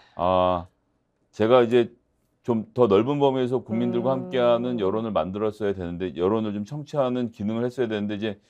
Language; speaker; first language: Korean; native; Korean